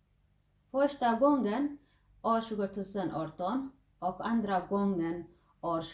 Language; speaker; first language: Swedish; non-native, fluent; Tigrinya